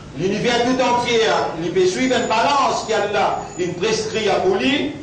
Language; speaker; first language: French; non-native, local second language; Morisyen